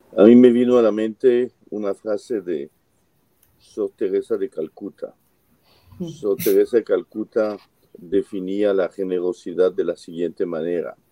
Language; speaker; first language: Spanish; non-native, fluent; French